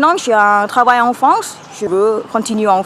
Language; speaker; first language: French; non-native, learner; Thai